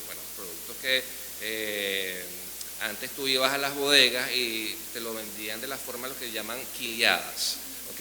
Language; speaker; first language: Spanish; native; Spanish